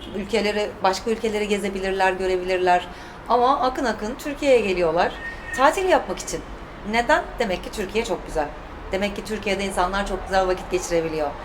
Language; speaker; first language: Turkish; early bilingual, heritage; Turkish